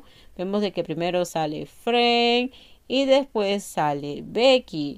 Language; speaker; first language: Spanish; native; Spanish